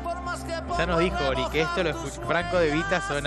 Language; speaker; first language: Spanish; native; Spanish